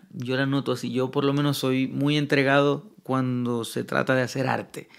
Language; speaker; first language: Spanish; native; Spanish